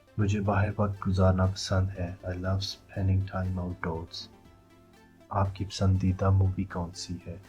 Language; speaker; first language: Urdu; native; Urdu